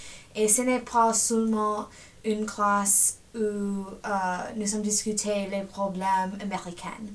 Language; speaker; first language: French; non-native, learner; English